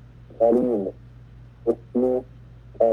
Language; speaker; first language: Arabic; non-native, learner; English